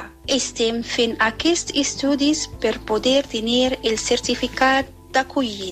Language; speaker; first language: Catalan; non-native, learner; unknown